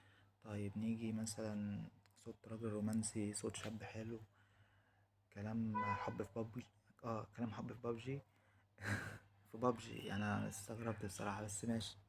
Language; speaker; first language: Arabic; native; Arabic